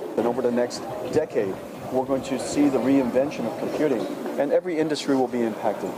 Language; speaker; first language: English; early bilingual, other home language; Min Nan Chinese